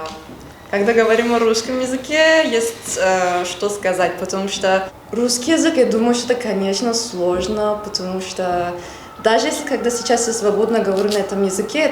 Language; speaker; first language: Russian; non-native, fluent; Turkish